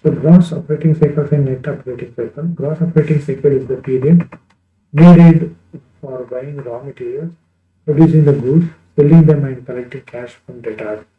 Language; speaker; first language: English; non-native, local second language; Kannada